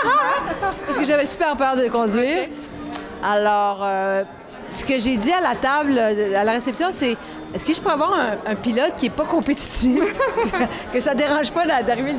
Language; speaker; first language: French; native; French